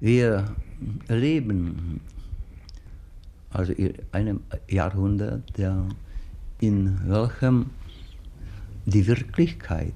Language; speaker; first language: German; non-native, fluent; Czech